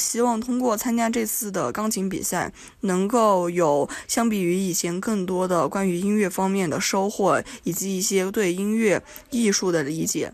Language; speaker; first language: Chinese; native; Chinese